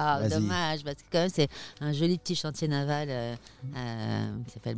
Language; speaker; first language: French; native; French